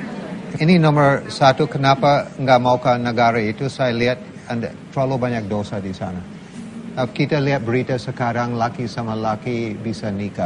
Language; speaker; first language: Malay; non-native, fluent; English